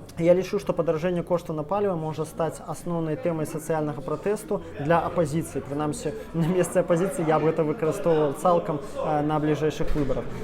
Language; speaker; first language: Belarusian; native; Belarusian